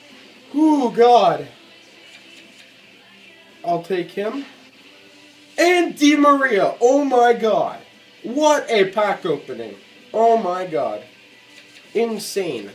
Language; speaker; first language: English; native; English